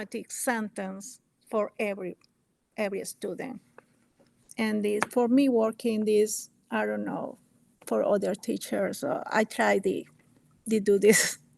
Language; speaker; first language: English; non-native, learner; Spanish